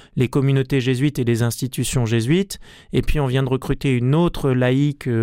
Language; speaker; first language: French; native; French